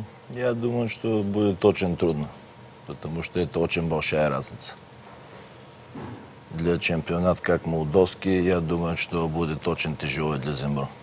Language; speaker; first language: Russian; non-native, learner; Bulgarian